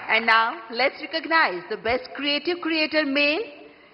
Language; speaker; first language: Hindi; native; Hindi